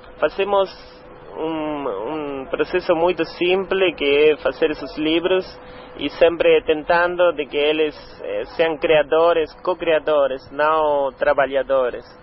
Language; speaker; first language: Portuguese; non-native, learner; Spanish